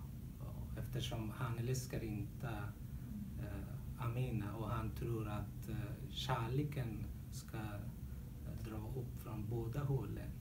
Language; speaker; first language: Swedish; non-native, learner; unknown